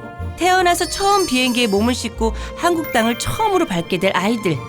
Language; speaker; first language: Korean; native; Korean